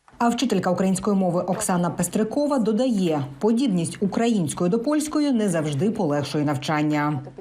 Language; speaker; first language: Ukrainian; native; Ukrainian